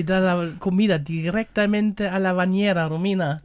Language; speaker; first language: Spanish; non-native, fluent; German